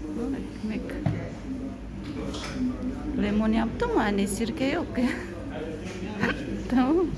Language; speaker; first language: Turkish; non-native, learner; Indonesian